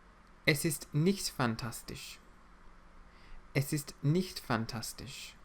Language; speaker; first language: German; non-native, fluent; English